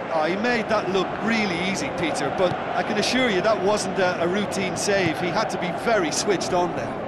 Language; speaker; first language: English; native; English